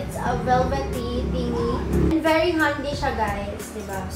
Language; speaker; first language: English; non-native, local second language; Filipino